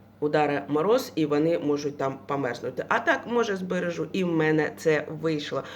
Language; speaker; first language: Ukrainian; non-native, local second language; Russian